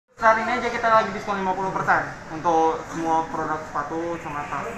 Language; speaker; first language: Indonesian; native; Indonesian